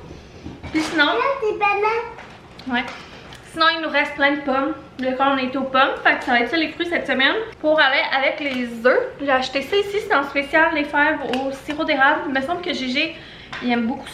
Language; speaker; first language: French; native; French